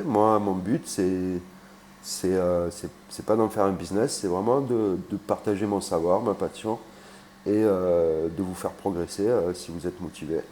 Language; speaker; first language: French; native; French